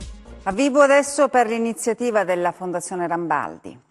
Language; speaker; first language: Italian; native; Italian